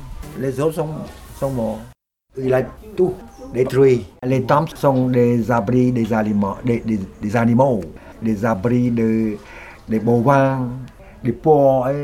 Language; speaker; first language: French; non-native, local second language; Khmer